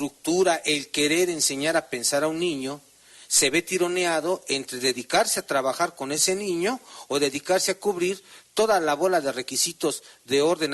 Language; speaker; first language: Spanish; native; Spanish